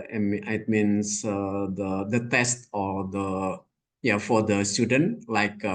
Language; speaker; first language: English; non-native, learner; Indonesian